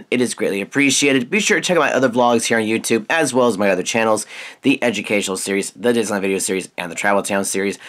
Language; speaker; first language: English; native; English